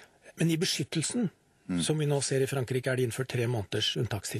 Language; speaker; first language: Norwegian; native; Norwegian